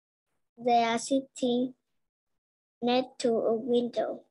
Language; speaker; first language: English; non-native, learner; Vietnamese